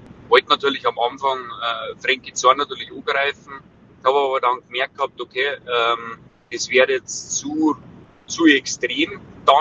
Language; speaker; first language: German; native; German